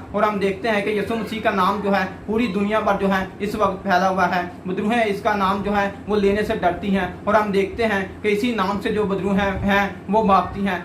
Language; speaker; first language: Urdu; native; Urdu